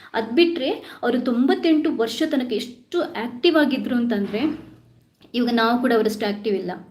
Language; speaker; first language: Kannada; native; Kannada